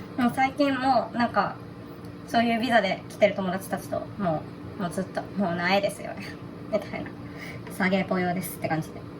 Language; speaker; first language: Japanese; native; Japanese